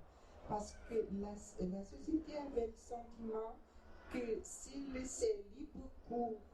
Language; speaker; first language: French; non-native, fluent; Portuguese